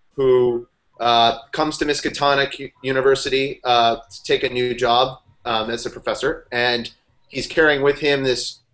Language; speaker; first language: English; native; English